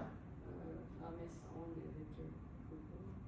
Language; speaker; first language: French; non-native, learner; English